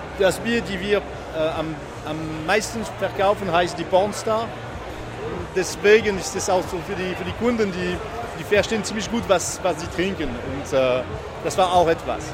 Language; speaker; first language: German; non-native, local second language; French